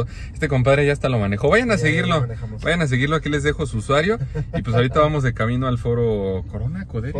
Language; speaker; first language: Spanish; native; Spanish